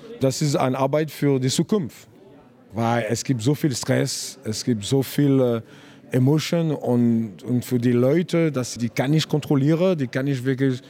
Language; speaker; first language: German; non-native, learner; French